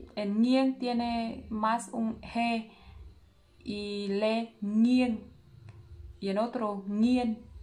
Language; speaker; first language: Spanish; non-native, learner; Vietnamese